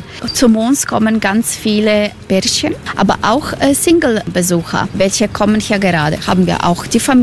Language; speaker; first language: German; non-native, learner; Croatian